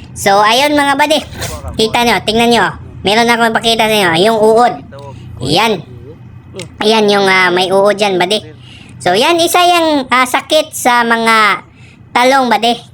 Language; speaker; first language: Filipino; non-native, local second language; Cebuano